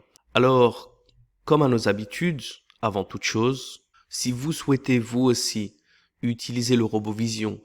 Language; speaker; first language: French; native; French